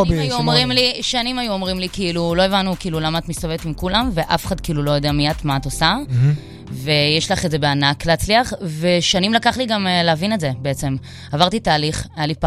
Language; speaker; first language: Hebrew; native; Hebrew